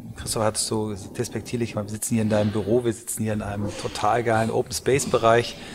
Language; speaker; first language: German; native; German